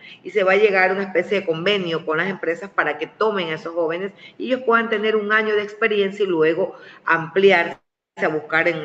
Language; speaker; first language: Spanish; native; Spanish